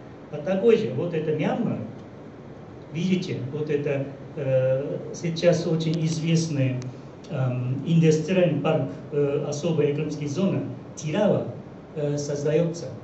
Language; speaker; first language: Russian; non-native, fluent; Japanese